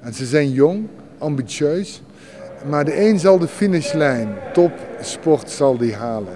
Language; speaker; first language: Dutch; native; Dutch